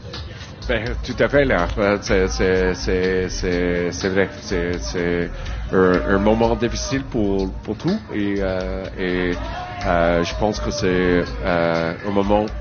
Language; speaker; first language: French; non-native, learner; English